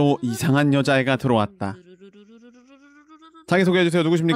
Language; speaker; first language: Korean; native; Korean